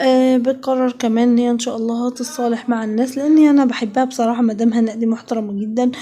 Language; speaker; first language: Arabic; native; Arabic